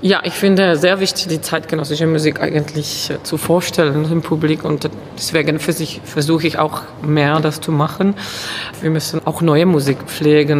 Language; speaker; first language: German; non-native, fluent; Czech